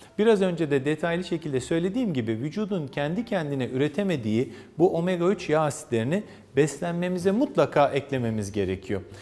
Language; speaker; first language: Turkish; native; Turkish